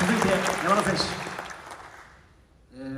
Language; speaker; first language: Japanese; native; Japanese